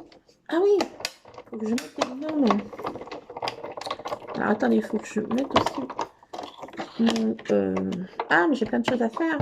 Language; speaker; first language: French; native; French